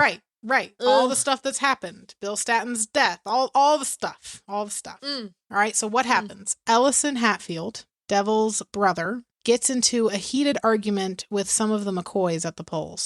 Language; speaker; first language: English; native; English